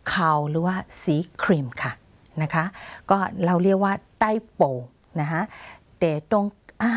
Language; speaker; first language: Thai; non-native, fluent; Burmese